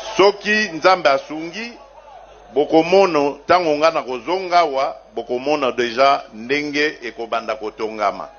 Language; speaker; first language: Lingala; non-native, local second language; Luba-Lulua